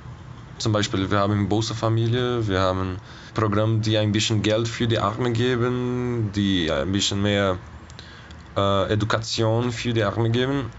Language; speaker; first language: German; non-native, fluent; Portuguese